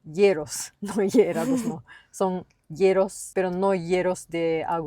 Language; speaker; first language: Spanish; non-native, learner; Japanese